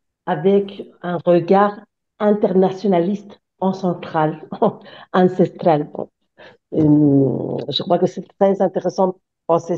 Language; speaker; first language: French; non-native, fluent; Spanish